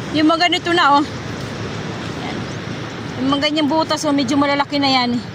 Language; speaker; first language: Filipino; non-native, local second language; Waray